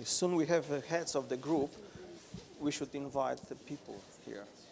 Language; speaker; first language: English; non-native, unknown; Polish